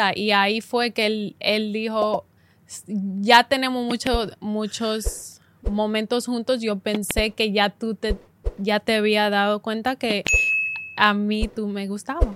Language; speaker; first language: Spanish; early bilingual, heritage; Spanish